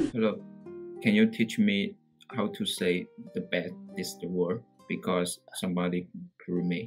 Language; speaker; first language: English; non-native, local second language; Chinese